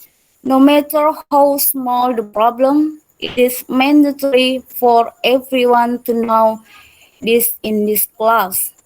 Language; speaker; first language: English; non-native, learner; Indonesian